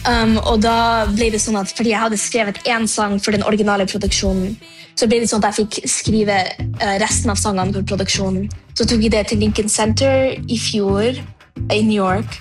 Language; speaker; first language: Norwegian; early bilingual, heritage; English